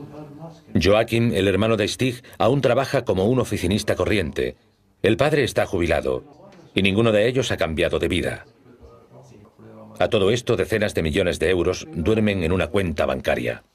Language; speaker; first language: Spanish; native; Spanish